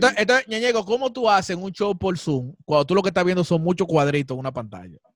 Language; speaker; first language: Spanish; native; Spanish